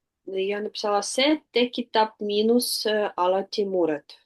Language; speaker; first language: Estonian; non-native, learner; Russian